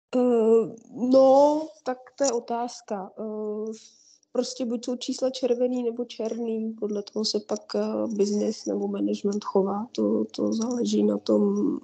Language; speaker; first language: Czech; native; Czech